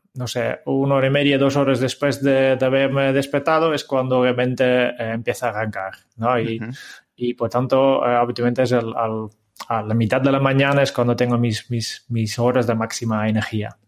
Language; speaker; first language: Spanish; non-native, fluent; Dutch